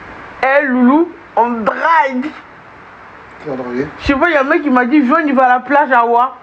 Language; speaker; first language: French; native; French